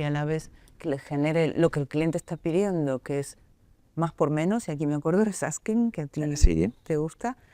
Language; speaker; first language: Spanish; native; Spanish